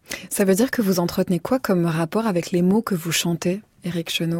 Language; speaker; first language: French; native; French